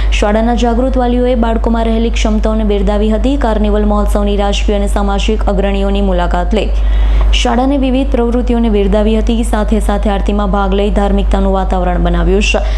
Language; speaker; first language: Gujarati; native; Gujarati